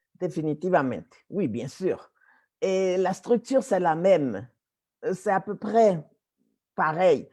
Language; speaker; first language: French; native; French